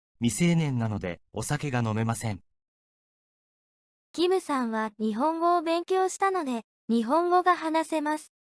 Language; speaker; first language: Japanese; non-native, fluent; Korean